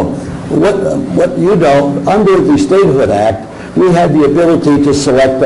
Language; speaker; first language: English; native; English